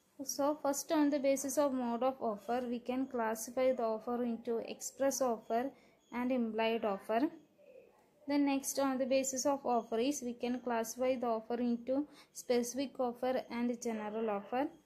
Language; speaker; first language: English; non-native, local second language; Malayalam